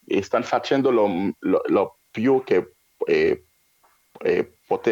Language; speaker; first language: Italian; non-native, learner; French